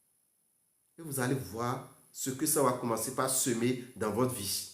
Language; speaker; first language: French; non-native, local second language; Fon